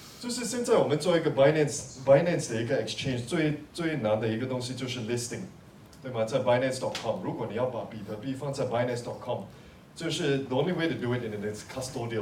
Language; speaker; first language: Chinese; non-native, local second language; English